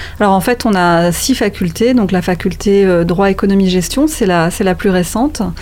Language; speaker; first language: French; native; French